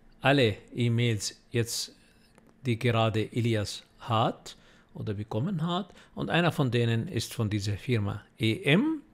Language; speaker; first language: German; non-native, fluent; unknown